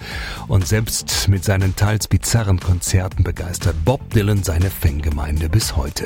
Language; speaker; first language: German; native; German